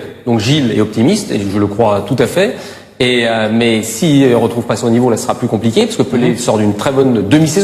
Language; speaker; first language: French; native; French